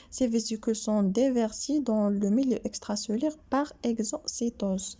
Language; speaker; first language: French; non-native, local second language; Arabic